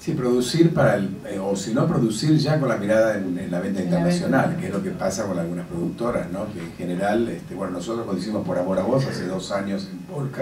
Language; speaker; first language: Spanish; native; Spanish